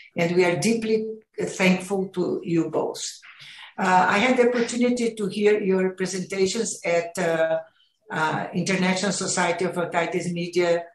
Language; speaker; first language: English; non-native, fluent; Portuguese